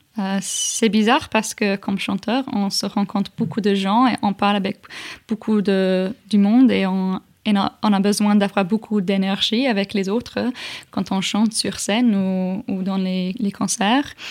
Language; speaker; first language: French; non-native, fluent; English